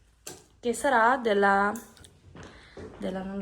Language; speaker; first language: Italian; early bilingual, other home language; Filipino